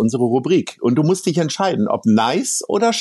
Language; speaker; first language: German; native; German